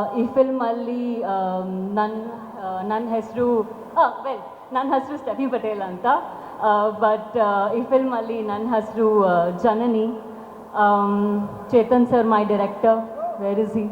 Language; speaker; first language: Kannada; non-native, local second language; Hindi